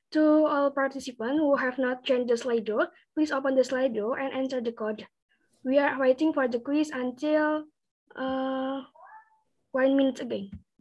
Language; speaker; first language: English; non-native, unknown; Indonesian